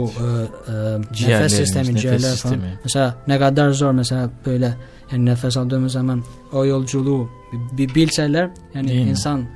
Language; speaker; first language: Turkish; non-native, learner; Albanian